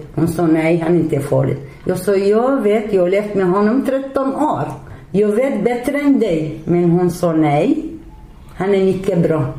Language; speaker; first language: Swedish; non-native, learner; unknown